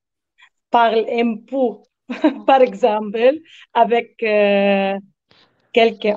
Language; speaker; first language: French; non-native, learner; Arabic